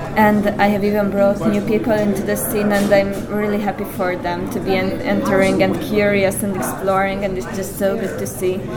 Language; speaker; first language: English; non-native, fluent; Hungarian